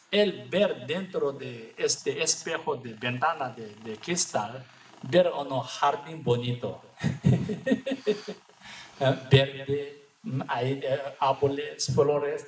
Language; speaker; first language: Spanish; non-native, learner; Tibetan